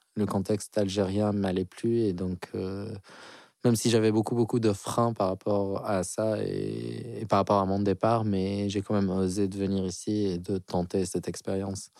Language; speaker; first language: French; non-native, local second language; Arabic